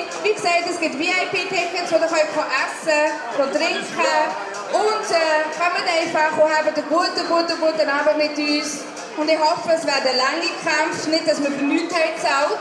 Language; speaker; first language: German; native; German